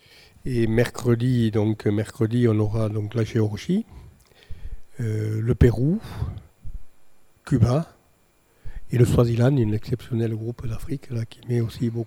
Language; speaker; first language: French; native; French